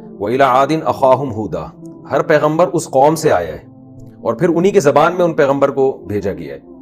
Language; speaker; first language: Urdu; native; Urdu